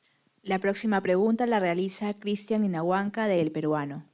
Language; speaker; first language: Spanish; native; Spanish